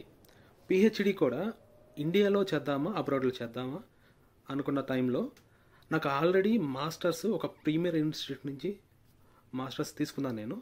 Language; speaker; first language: Telugu; native; Telugu